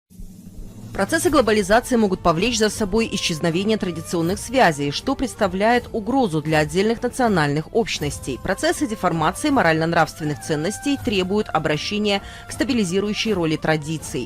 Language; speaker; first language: Russian; native; Russian